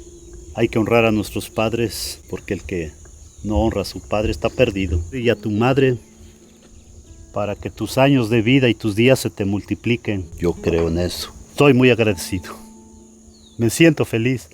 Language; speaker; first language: Spanish; native; Spanish